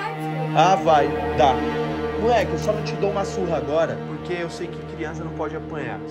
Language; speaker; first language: Portuguese; native; Portuguese